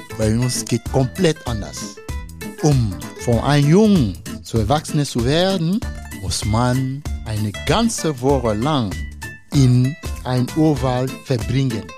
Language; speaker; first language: German; non-native, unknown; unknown